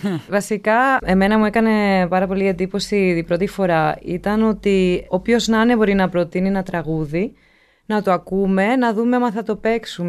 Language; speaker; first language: Greek; non-native, fluent; French